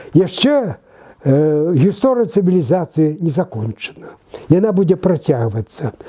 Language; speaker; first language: Belarusian; native; Belarusian